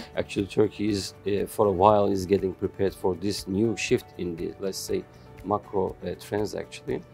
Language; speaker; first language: English; non-native, fluent; Turkish